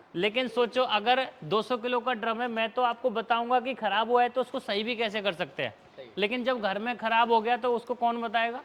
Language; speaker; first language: Hindi; native; Hindi